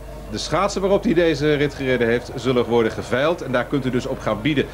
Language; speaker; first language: Dutch; native; Dutch